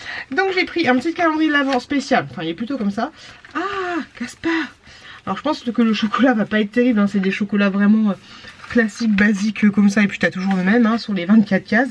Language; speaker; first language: French; native; French